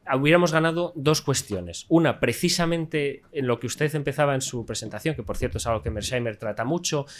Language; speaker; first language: Spanish; native; Spanish